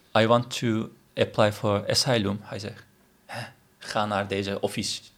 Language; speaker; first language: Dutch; non-native, learner; Turkish